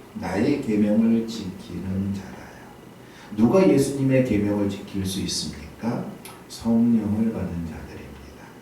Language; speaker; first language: Korean; native; Korean